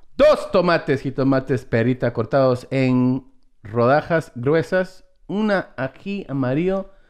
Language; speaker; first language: Spanish; non-native, fluent; English